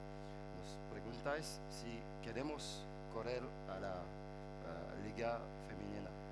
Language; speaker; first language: Spanish; non-native, fluent; French